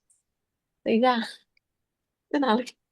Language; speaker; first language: Chinese; non-native, learner; Indonesian